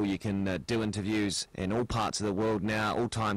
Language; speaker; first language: English; native; English